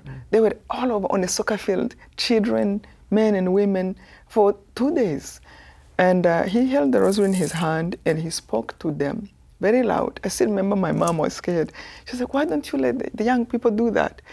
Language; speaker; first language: English; non-native, local second language; Kinyarwanda